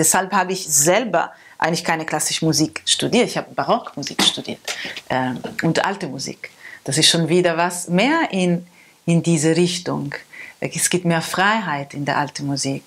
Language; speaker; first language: German; non-native, fluent; Italian